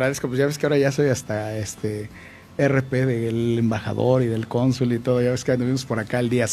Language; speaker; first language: Spanish; native; Spanish